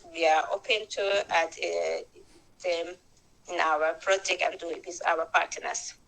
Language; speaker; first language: English; non-native, learner; Azerbaijani